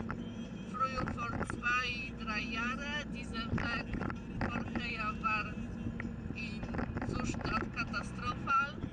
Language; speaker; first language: German; non-native, learner; Polish